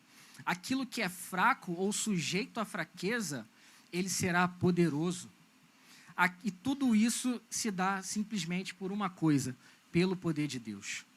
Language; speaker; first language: Portuguese; native; Portuguese